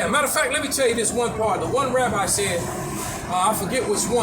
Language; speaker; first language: English; native; English